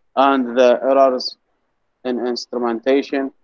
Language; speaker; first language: English; non-native, fluent; Arabic